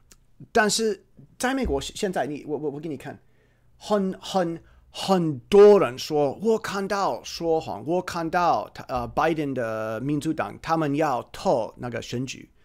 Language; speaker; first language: Chinese; non-native, fluent; English